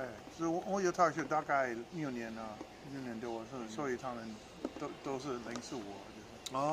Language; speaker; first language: Chinese; non-native, learner; English